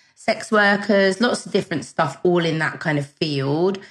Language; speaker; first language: English; early bilingual, other home language; German